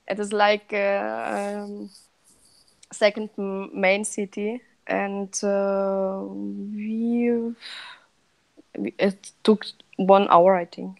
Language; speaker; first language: English; non-native, fluent; Russian